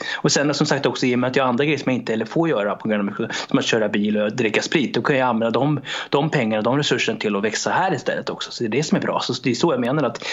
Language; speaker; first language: Swedish; early bilingual, other home language; Romanian